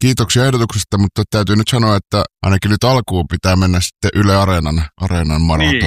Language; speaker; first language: Finnish; native; Finnish